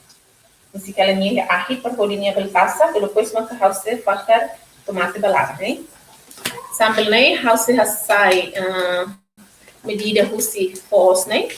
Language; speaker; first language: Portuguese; non-native, local second language; Tetum